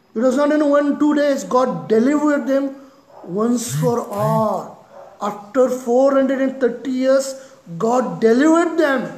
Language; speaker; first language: English; non-native, local second language; Marathi